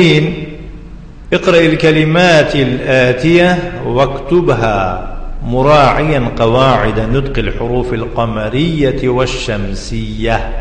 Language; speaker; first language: Arabic; non-native, fluent; Tajik